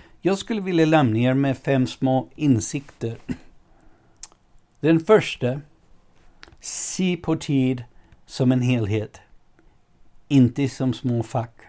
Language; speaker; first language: Swedish; non-native, fluent; English